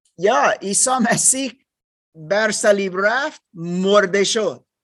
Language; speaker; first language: Persian; non-native, learner; German